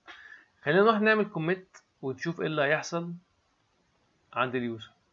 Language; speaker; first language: Arabic; native; Arabic